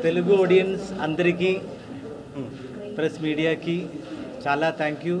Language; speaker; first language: Telugu; non-native, local second language; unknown